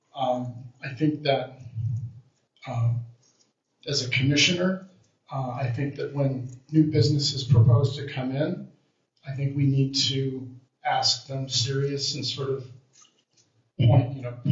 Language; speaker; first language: English; native; English